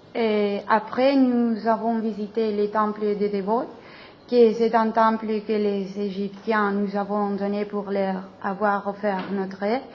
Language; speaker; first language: French; non-native, learner; Spanish